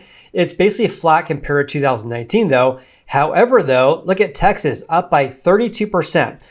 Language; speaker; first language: English; native; English